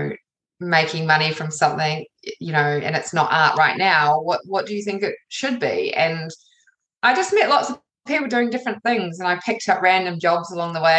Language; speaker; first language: English; native; English